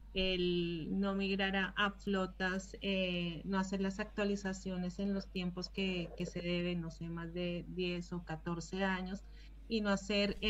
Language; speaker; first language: Spanish; native; Spanish